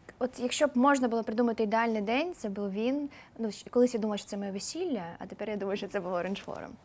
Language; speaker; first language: Ukrainian; non-native, local second language; Russian